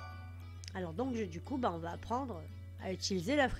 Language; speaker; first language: French; native; French